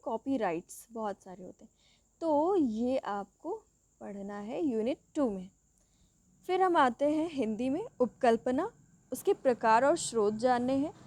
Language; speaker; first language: Hindi; native; Hindi